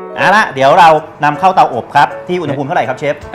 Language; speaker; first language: Thai; native; Thai